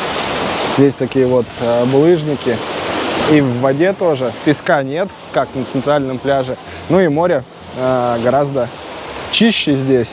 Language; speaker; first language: Russian; native; Russian